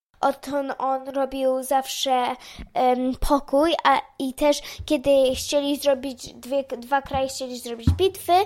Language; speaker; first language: Polish; early bilingual, heritage; Polish